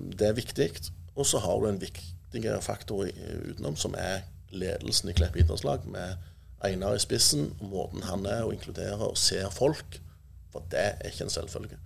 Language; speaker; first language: Norwegian; native; Norwegian